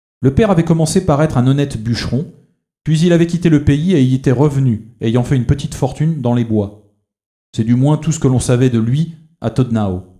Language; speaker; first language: French; native; French